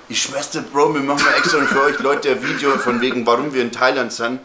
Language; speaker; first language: German; native; German